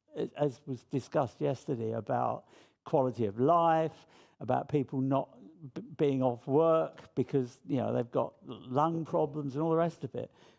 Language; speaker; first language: English; native; English